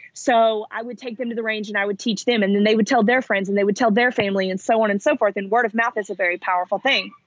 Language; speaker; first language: English; early bilingual, other home language; Italian